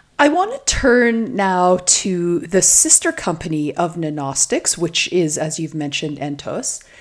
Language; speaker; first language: English; native; English